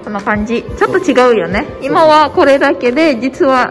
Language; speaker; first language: Japanese; non-native, learner; Indonesian